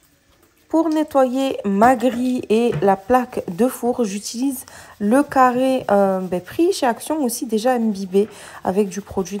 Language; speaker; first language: French; native; French